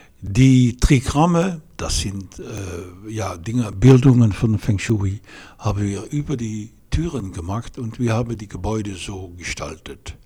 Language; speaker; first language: German; non-native, fluent; Dutch